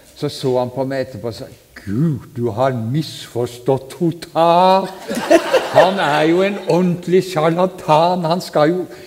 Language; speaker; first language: Norwegian; native; Norwegian